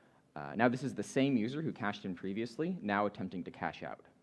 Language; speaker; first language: English; native; English